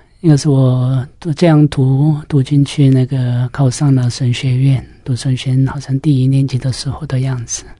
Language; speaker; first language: Chinese; non-native, fluent; Korean